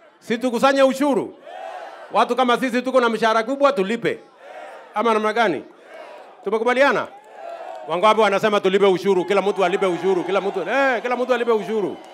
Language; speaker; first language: Swahili; non-native, local second language; Kalenjin